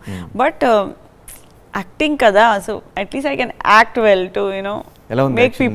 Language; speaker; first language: Telugu; non-native, learner; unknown